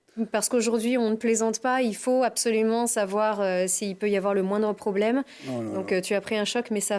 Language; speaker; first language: French; native; French